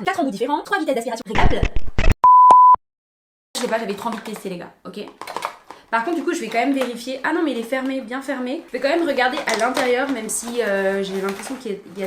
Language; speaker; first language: French; native; French